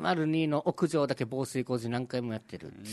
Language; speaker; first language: Japanese; native; Japanese